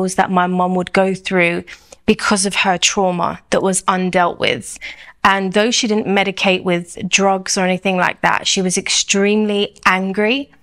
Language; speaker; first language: English; native; English